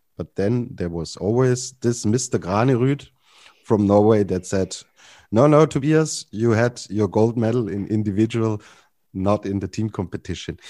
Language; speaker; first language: English; non-native, fluent; German